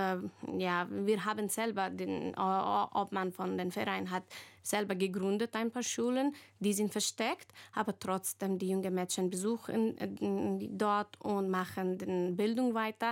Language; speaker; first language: German; non-native, learner; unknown